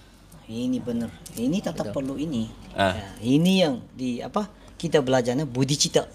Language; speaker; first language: Indonesian; non-native, learner; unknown